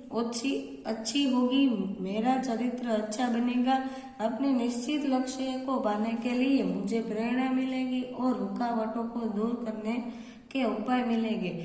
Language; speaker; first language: Hindi; non-native, local second language; Gujarati